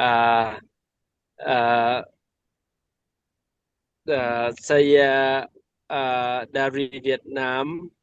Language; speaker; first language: Indonesian; non-native, learner; Vietnamese